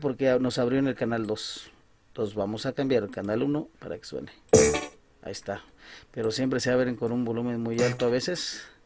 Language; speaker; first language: Spanish; native; Spanish